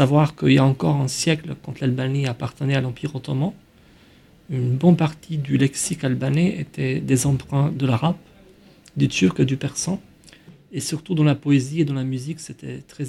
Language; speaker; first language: French; non-native, fluent; Albanian